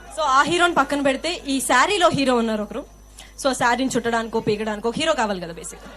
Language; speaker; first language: Telugu; native; Telugu